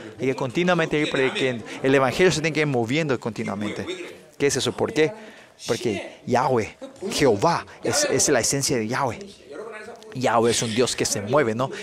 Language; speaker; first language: Spanish; non-native, fluent; Korean